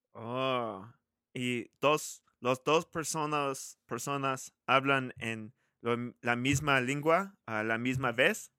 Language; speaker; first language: Spanish; non-native, learner; English